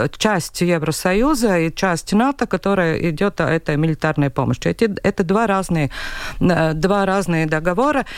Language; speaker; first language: Russian; non-native, local second language; Latvian